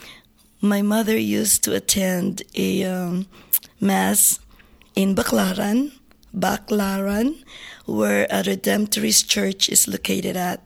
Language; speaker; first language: English; non-native, local second language; Filipino